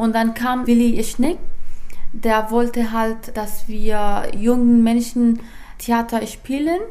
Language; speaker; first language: German; non-native, fluent; Persian